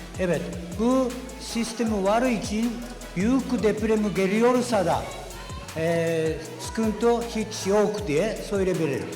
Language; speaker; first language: Turkish; non-native, learner; Japanese